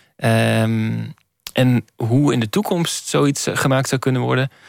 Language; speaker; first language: Dutch; native; Dutch